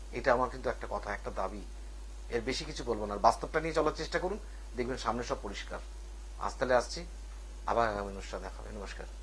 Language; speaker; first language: Bangla; native; Bangla